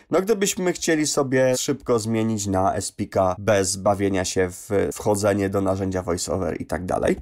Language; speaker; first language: Polish; native; Polish